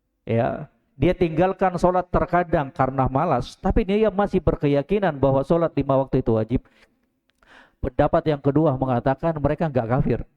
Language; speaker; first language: Indonesian; native; Indonesian